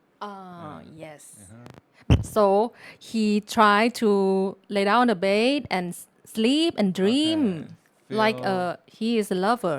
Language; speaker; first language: English; non-native, learner; Thai